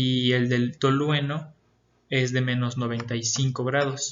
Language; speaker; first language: Spanish; native; Spanish